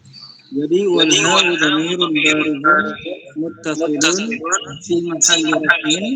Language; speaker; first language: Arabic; non-native, fluent; Indonesian